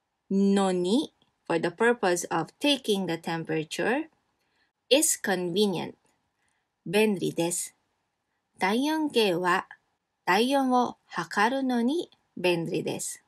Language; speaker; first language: Japanese; non-native, fluent; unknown